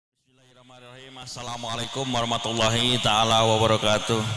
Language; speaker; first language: Indonesian; native; Indonesian